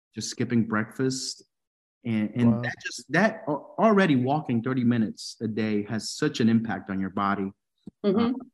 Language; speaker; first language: English; non-native, fluent; Spanish